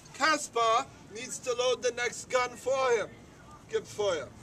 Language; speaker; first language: English; native; English